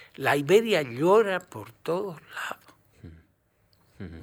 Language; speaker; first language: Spanish; native; Spanish